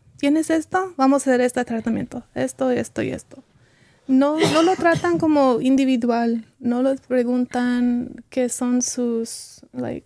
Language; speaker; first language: Spanish; early bilingual, heritage; Spanish